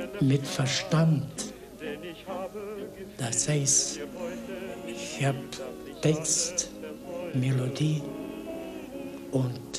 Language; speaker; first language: German; non-native, learner; Bulgarian